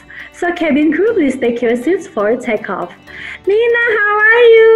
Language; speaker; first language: English; non-native, local second language; Indonesian